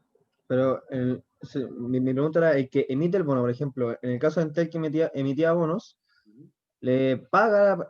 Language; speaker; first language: Spanish; native; Spanish